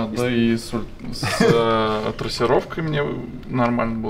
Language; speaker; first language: Russian; native; Russian